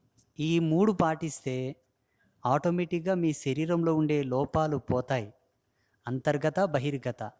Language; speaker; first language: Telugu; native; Telugu